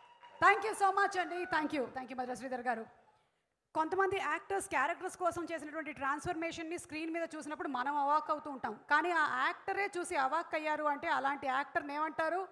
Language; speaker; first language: Telugu; native; Telugu